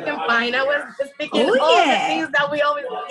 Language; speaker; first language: English; non-native, fluent; Spanish